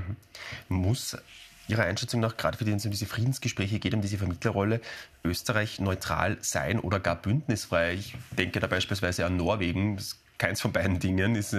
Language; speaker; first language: German; native; German